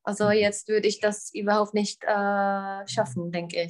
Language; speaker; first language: German; non-native, fluent; Czech